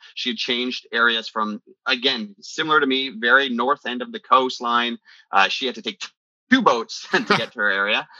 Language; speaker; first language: English; early bilingual, other home language; Italian